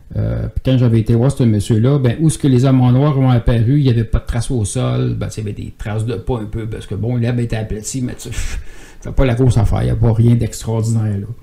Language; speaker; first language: French; native; French